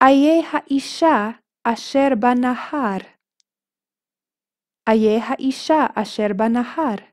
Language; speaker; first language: Hebrew; non-native, fluent; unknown